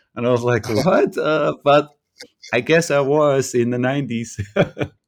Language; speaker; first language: English; non-native, fluent; German